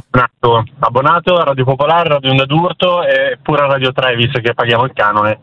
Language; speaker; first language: Italian; native; Italian